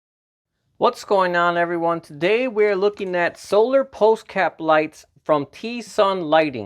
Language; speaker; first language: English; native; English